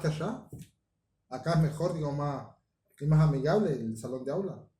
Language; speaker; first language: Spanish; native; Spanish